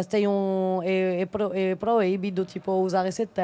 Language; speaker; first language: Portuguese; non-native, fluent; French